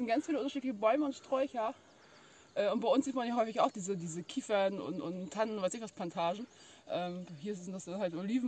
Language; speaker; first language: German; native; German